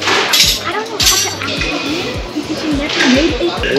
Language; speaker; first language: English; early bilingual, other home language; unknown